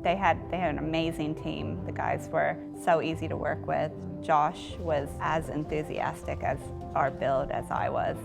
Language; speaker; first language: English; native; English